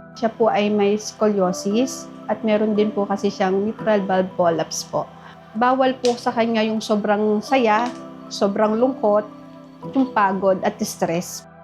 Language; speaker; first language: Filipino; native; Filipino